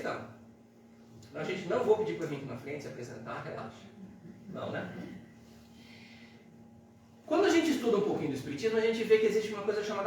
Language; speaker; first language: Portuguese; native; Portuguese